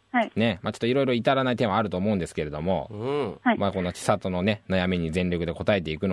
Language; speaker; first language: Japanese; native; Japanese